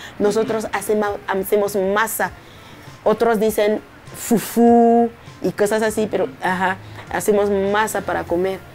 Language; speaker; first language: Spanish; non-native, fluent; French